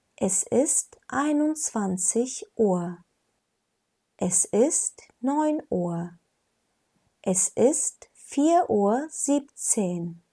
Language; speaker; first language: German; non-native, fluent; Turkish